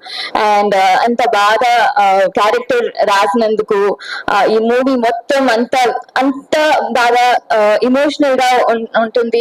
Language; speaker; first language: Telugu; non-native, fluent; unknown